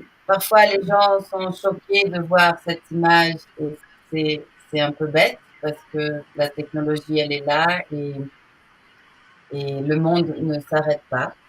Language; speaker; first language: French; non-native, fluent; Portuguese